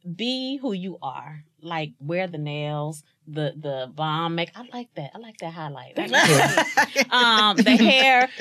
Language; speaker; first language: English; native; English